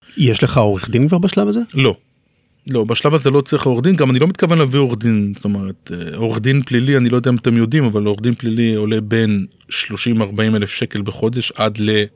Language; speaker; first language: Hebrew; native; Hebrew